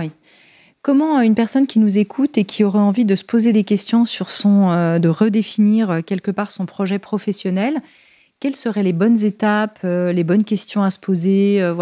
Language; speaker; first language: French; native; French